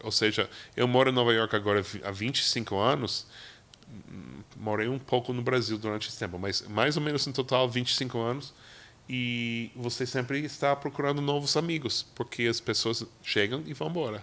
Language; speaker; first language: Portuguese; non-native, fluent; English